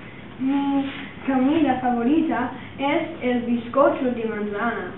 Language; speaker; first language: Spanish; non-native, learner; English